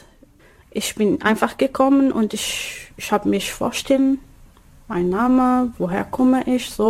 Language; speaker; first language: German; non-native, learner; Arabic